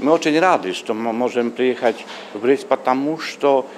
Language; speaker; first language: Russian; non-native, learner; Polish